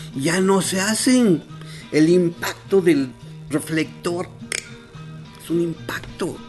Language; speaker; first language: Spanish; non-native, local second language; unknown